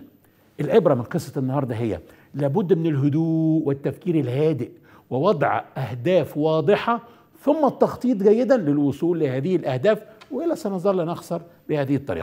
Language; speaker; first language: Arabic; native; Arabic